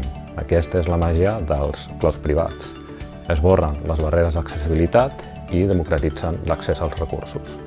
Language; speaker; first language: Catalan; native; Catalan